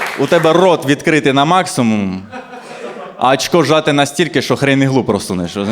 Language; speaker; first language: Ukrainian; non-native, local second language; Russian